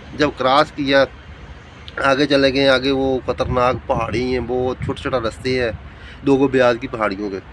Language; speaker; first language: Urdu; non-native, local second language; Punjabi